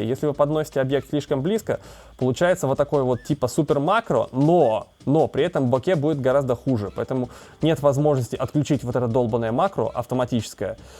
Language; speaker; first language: Russian; native; Russian